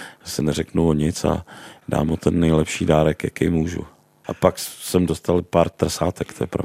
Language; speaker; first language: Czech; native; Czech